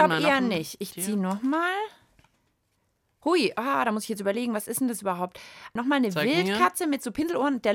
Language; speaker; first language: German; native; German